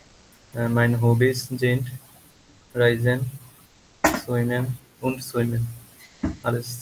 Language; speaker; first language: German; non-native, learner; Bangla